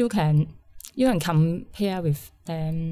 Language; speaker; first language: English; non-native, learner; Cantonese